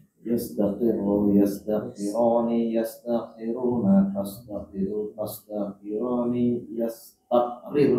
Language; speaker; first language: Arabic; non-native, learner; Indonesian